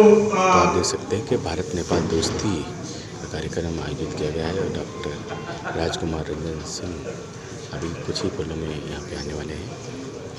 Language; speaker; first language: Hindi; native; Hindi